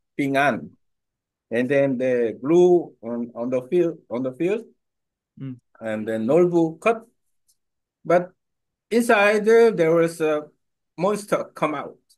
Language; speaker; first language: English; non-native, learner; Korean